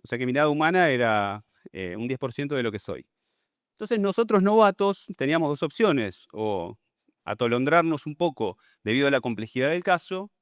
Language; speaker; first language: Spanish; native; Spanish